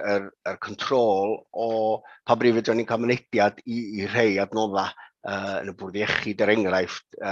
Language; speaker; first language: Welsh; native; Welsh